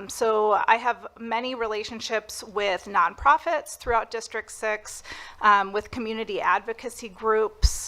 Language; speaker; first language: English; native; English